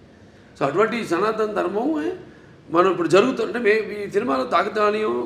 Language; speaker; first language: Telugu; native; Telugu